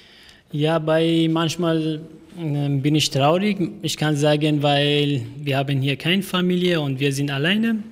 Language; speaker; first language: German; non-native, learner; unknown